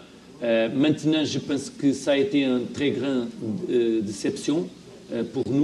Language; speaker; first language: French; non-native, learner; Portuguese